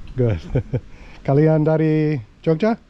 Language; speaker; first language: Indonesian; non-native, learner; English